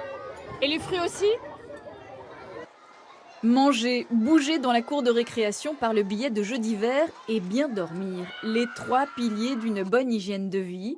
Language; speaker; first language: French; native; French